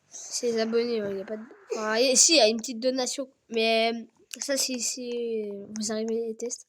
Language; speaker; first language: French; native; French